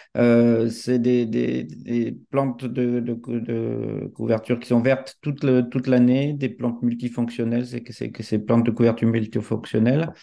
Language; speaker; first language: French; native; French